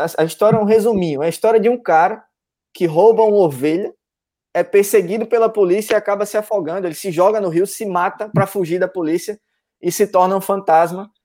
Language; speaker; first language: Portuguese; native; Portuguese